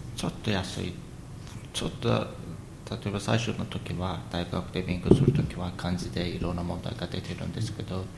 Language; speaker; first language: Japanese; non-native, fluent; Azerbaijani